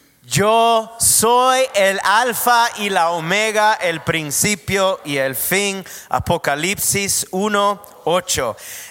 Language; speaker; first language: Spanish; non-native, fluent; English